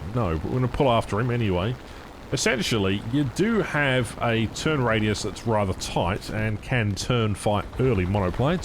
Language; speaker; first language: English; native; English